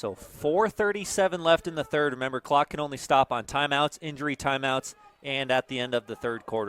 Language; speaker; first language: English; native; English